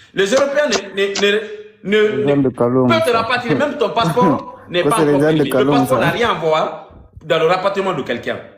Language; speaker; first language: French; non-native, local second language; Fula